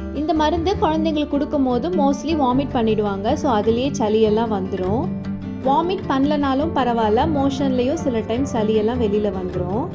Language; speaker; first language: Tamil; native; Tamil